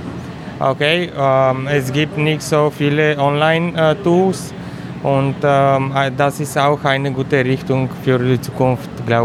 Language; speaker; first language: German; non-native, learner; Bulgarian